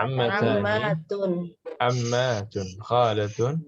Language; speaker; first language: Arabic; non-native, fluent; Indonesian